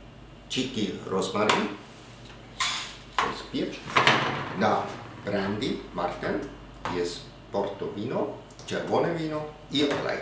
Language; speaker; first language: Polish; non-native, learner; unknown